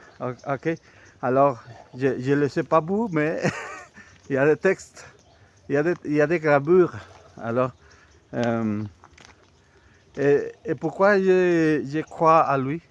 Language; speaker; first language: French; non-native, fluent; Spanish